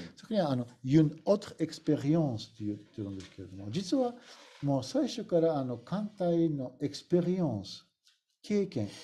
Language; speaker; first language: Japanese; non-native, fluent; Bulgarian